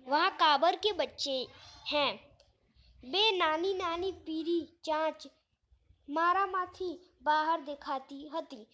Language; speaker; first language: Hindi; non-native, local second language; Gujarati